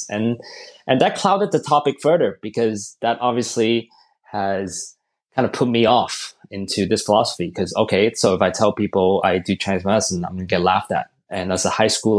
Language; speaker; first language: English; non-native, local second language; Cantonese